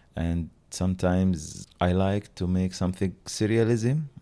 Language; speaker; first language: English; non-native, learner; Arabic